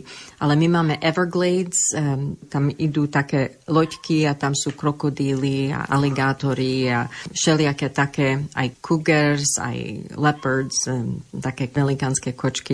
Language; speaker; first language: Slovak; early bilingual, heritage; English